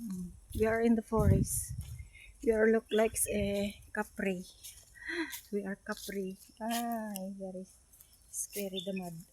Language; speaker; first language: English; non-native, learner; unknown